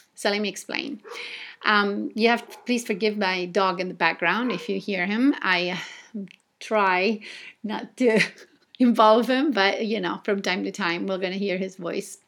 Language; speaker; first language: English; non-native, fluent; Italian